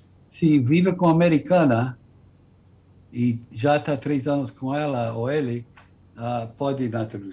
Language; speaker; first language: Portuguese; non-native, fluent; English